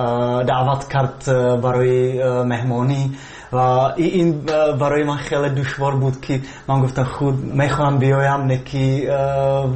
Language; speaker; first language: Persian; non-native, fluent; Slovak